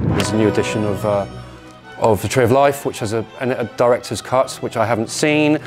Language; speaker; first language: English; native; English